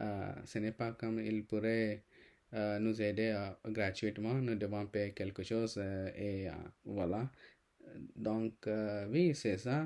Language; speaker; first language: French; non-native, learner; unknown